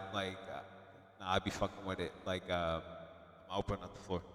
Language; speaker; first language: English; native; English